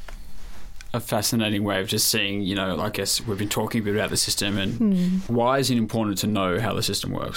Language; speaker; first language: English; native; English